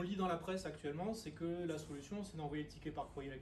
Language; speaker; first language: French; native; French